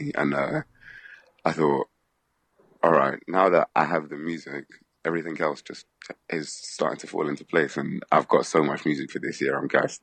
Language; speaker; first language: English; native; English